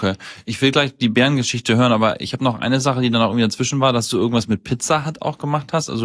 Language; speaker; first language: German; native; German